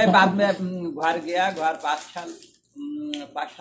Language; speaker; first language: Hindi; non-native, learner; Bangla